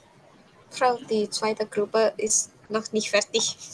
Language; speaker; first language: German; non-native, learner; Indonesian